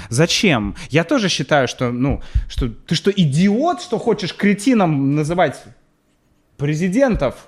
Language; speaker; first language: Russian; native; Russian